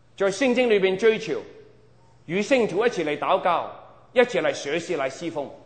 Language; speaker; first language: Chinese; non-native, local second language; Cantonese